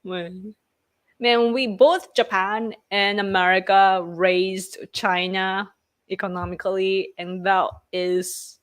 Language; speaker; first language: English; non-native, fluent; Japanese